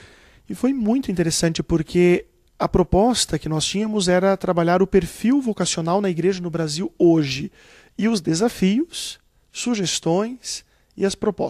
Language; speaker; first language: Portuguese; native; Portuguese